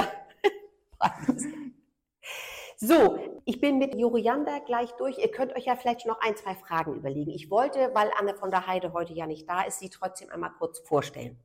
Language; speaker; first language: German; native; German